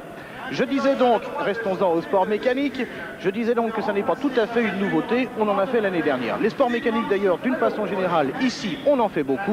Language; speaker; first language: French; native; French